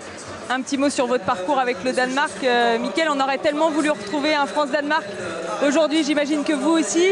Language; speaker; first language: French; native; French